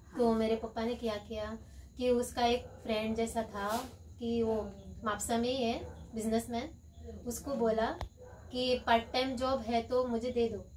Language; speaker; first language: Hindi; non-native, local second language; Konkani